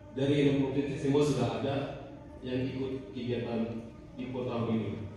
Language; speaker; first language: Indonesian; native; Indonesian